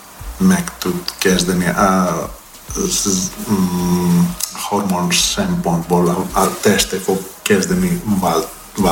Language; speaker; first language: Hungarian; non-native, learner; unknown